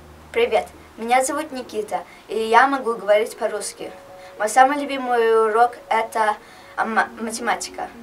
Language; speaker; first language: Russian; early bilingual, heritage; Russian